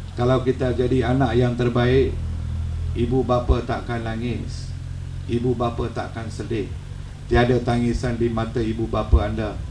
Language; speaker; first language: Malay; non-native, local second language; Tamil